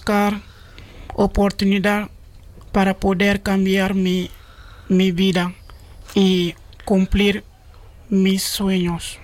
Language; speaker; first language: Spanish; non-native, learner; Bambara